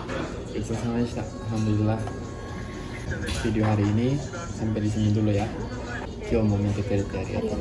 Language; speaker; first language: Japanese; non-native, learner; Indonesian